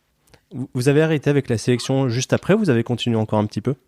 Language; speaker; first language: French; native; French